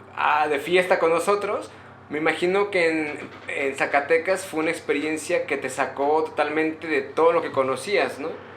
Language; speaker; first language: Spanish; native; Spanish